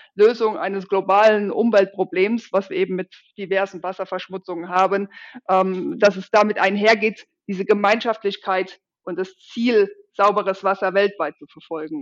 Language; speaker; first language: German; native; German